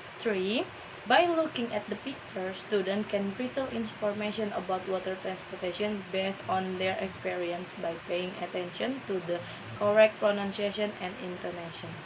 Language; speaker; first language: English; non-native, learner; Indonesian